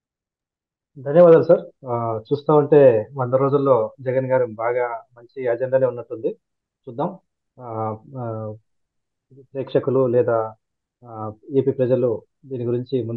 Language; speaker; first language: Telugu; native; Telugu